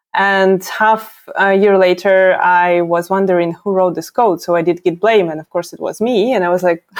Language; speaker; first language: English; non-native, fluent; Ukrainian